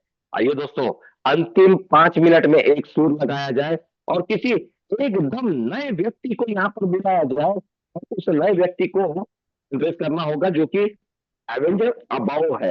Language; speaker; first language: Hindi; native; Hindi